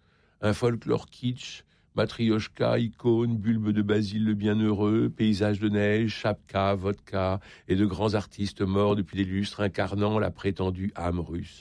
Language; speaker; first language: French; native; French